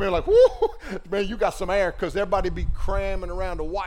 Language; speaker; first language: English; native; English